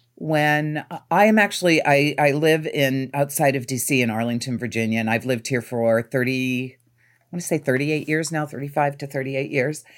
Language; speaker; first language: English; native; English